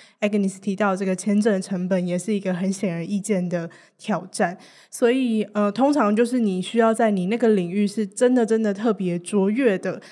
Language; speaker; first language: Chinese; native; Chinese